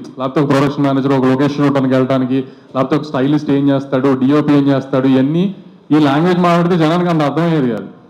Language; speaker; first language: Telugu; native; Telugu